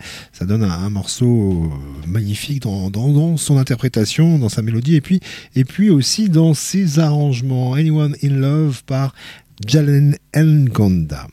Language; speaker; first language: French; native; French